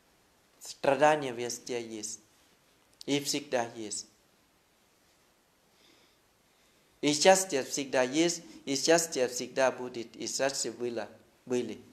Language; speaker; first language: Russian; non-native, fluent; Thai